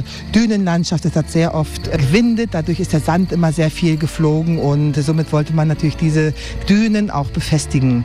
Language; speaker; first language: German; native; German